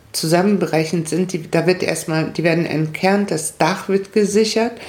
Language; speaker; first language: German; non-native, fluent; Spanish